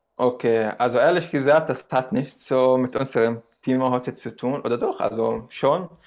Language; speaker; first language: German; non-native, fluent; Arabic